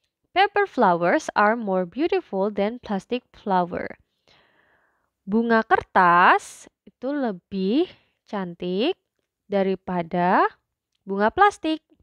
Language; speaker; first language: English; non-native, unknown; Indonesian